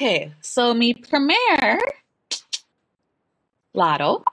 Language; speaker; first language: Spanish; non-native, learner; English